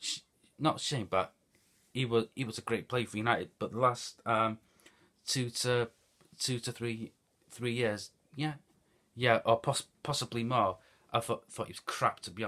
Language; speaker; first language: English; native; English